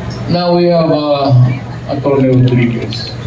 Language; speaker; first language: English; non-native, local second language; Cebuano